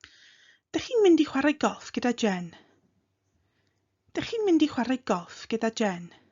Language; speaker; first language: Welsh; non-native, fluent; English